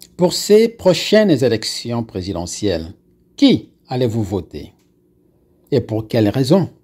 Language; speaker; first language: French; non-native, local second language; Lingala